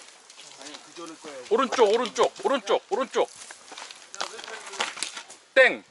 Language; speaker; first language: Korean; native; Korean